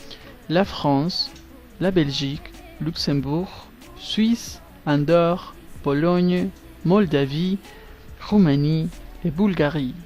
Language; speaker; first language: French; non-native, learner; Spanish